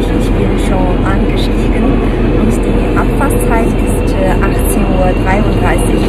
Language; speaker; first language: German; non-native, fluent; Chinese